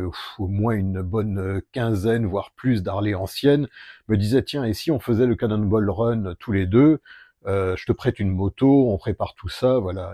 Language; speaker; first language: French; native; French